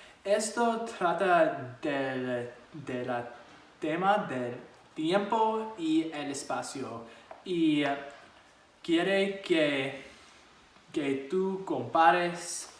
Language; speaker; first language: Spanish; non-native, learner; English